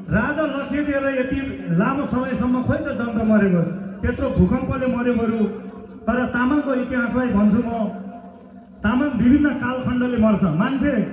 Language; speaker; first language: Nepali; non-native, local second language; Eastern Tamang